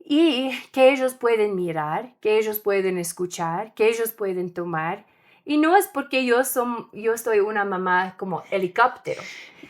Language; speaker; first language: Spanish; non-native, learner; English